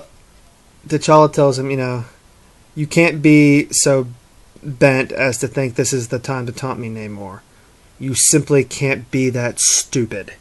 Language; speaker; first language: English; native; English